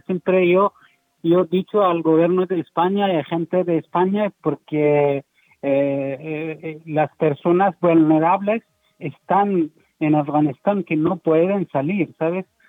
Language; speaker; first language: Spanish; non-native, learner; Persian